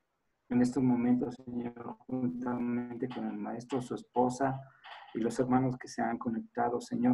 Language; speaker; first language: Spanish; native; Spanish